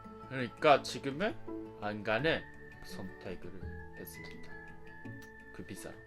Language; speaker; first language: Korean; non-native, learner; Japanese